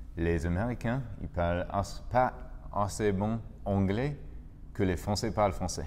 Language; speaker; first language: French; non-native, learner; English